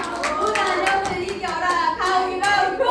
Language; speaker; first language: Korean; native; Korean